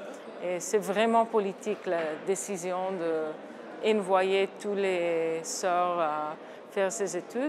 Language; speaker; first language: French; non-native, fluent; Hebrew